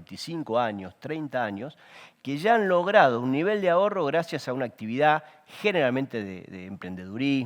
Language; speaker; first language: Spanish; native; Spanish